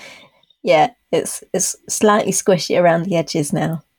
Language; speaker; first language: English; native; English